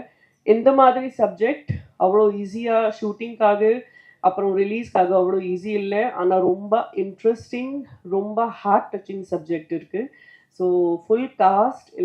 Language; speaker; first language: Tamil; non-native, fluent; Hindi